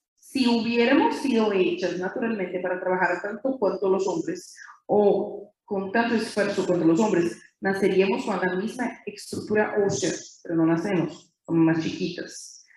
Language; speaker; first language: Spanish; non-native, fluent; Portuguese